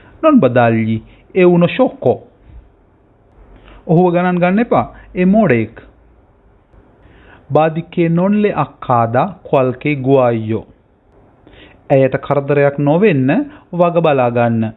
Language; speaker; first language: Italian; non-native, fluent; Sinhala